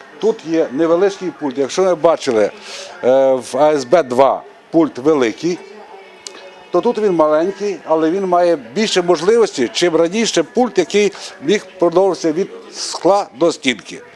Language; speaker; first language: Ukrainian; native; Ukrainian